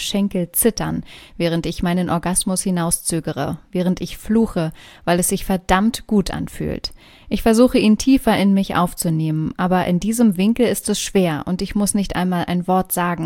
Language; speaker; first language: German; native; German